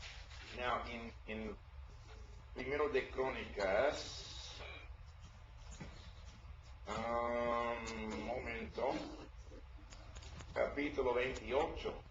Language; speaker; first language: Spanish; non-native, learner; English